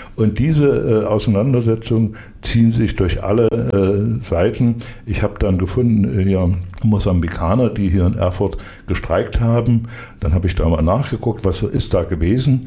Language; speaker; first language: German; native; German